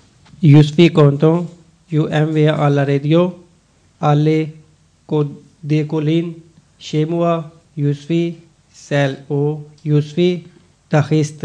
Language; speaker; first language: French; non-native, learner; Urdu